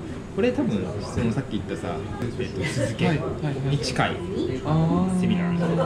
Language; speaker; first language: Japanese; native; Japanese